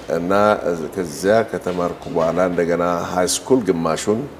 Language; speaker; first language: Amharic; non-native, local second language; Wolaytta